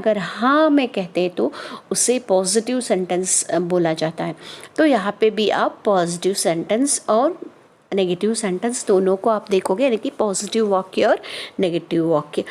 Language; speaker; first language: Hindi; non-native, local second language; Kannada